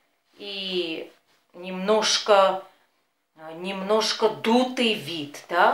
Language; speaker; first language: Russian; non-native, fluent; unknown